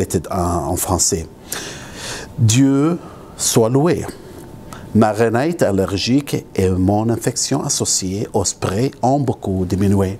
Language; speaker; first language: French; non-native, local second language; Arabic